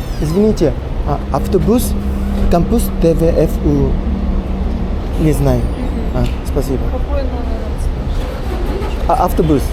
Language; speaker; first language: Russian; non-native, learner; Korean